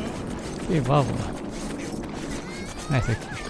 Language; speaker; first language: Portuguese; native; Portuguese